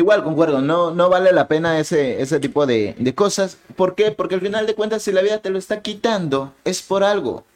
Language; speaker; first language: Spanish; native; Spanish